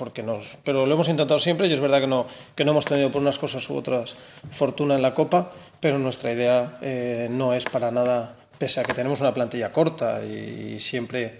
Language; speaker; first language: Spanish; native; Spanish